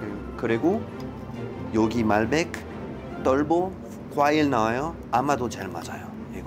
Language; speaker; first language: Korean; non-native, learner; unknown